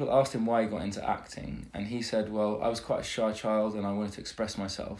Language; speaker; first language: English; native; English